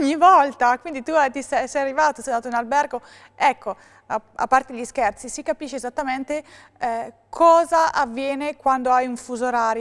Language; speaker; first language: Italian; native; Italian